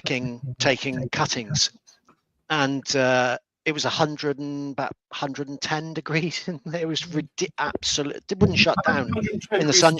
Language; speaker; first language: English; native; English